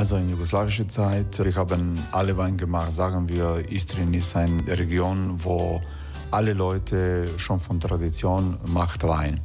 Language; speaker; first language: German; non-native, fluent; Croatian